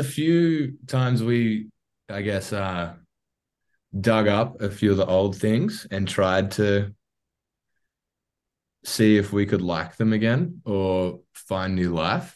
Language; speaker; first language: English; native; English